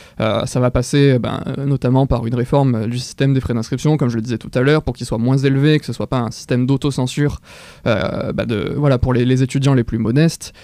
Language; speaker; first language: French; native; French